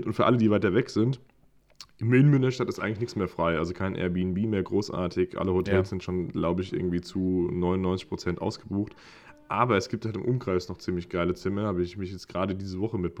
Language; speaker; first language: German; native; German